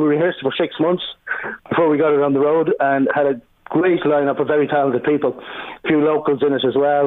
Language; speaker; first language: English; native; English